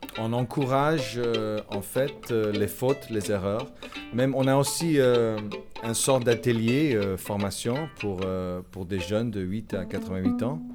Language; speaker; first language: French; non-native, fluent; English